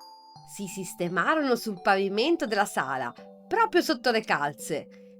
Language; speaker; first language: Italian; native; Italian